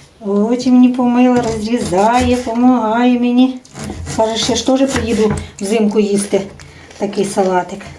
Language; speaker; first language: Ukrainian; native; Ukrainian